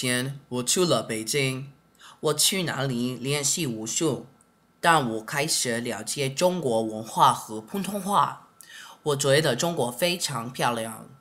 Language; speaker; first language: Chinese; non-native, learner; English